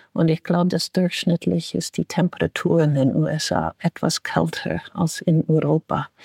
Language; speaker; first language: German; non-native, fluent; English